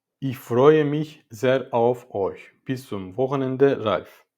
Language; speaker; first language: German; non-native, learner; Turkish